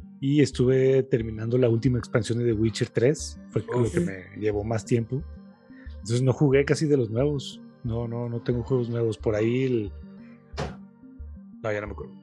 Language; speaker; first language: Spanish; native; Spanish